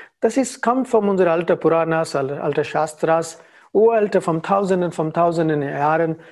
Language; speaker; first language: German; non-native, learner; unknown